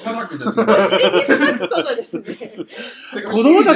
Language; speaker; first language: Japanese; non-native, fluent; English